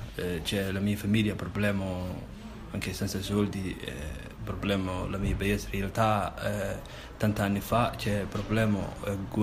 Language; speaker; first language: Italian; non-native, learner; Somali